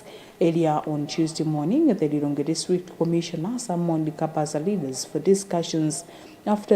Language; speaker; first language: English; non-native, local second language; Nyanja